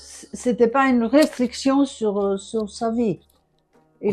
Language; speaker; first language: French; non-native, fluent; Greek